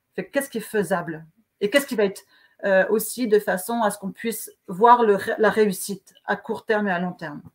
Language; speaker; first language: French; native; French